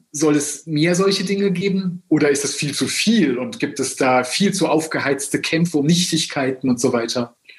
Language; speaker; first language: German; native; German